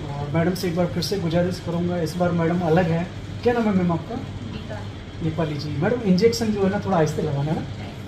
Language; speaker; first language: Hindi; non-native, local second language; Gujarati